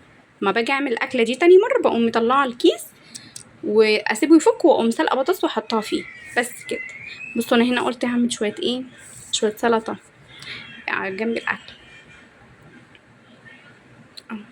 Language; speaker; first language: Arabic; native; Arabic